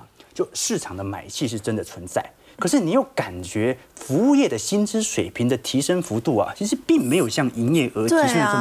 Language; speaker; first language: Chinese; native; Chinese